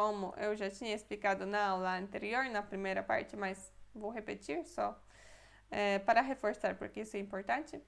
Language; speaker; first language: Portuguese; non-native, fluent; Polish